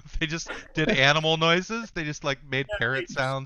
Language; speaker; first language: English; native; English